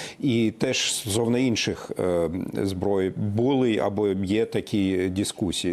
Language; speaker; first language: Ukrainian; non-native, fluent; German